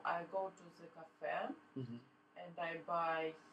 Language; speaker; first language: English; non-native, learner; Russian